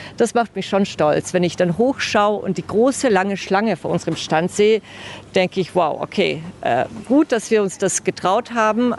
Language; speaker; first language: German; early bilingual, other home language; Bosnian